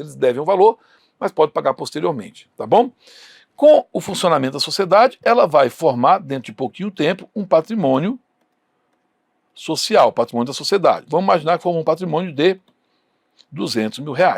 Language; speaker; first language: Portuguese; native; Portuguese